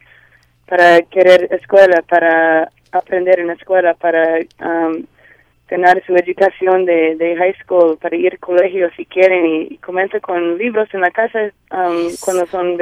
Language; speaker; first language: Spanish; non-native, learner; English